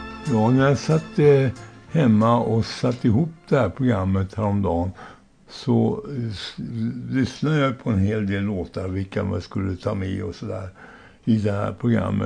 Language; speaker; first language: Swedish; native; Swedish